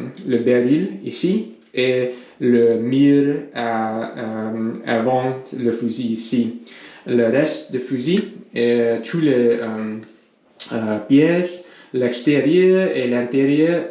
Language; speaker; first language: French; non-native, learner; English